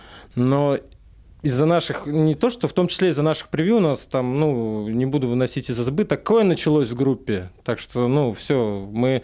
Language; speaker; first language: Russian; native; Russian